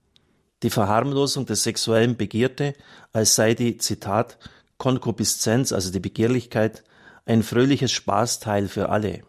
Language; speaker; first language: German; native; German